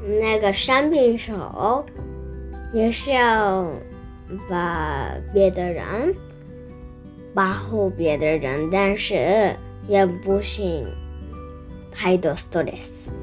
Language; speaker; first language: Chinese; early bilingual, heritage; Chinese